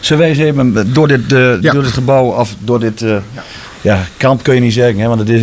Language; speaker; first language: Dutch; native; Dutch